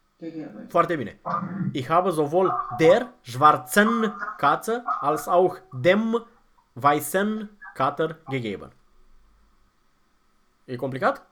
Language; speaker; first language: German; non-native, fluent; Romanian